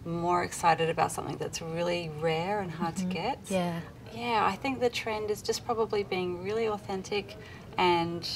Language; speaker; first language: English; native; English